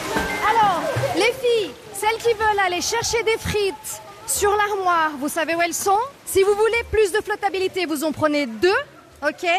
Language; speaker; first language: French; native; French